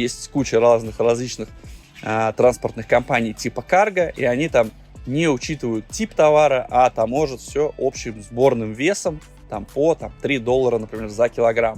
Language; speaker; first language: Russian; native; Russian